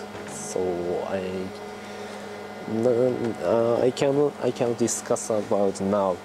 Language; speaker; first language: English; non-native, learner; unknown